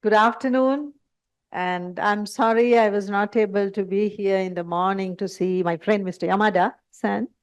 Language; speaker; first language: English; non-native, local second language; Sinhala